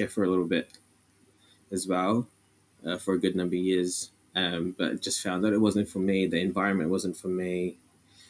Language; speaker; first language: English; non-native, local second language; Filipino